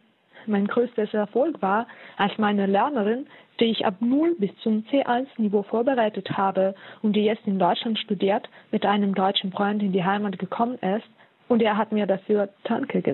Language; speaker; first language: German; non-native, fluent; Russian